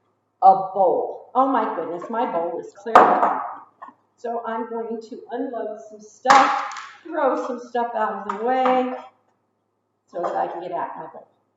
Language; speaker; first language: English; native; English